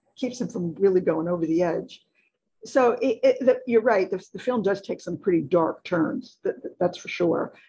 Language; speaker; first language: English; native; English